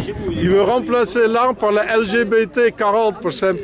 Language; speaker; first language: French; non-native, fluent; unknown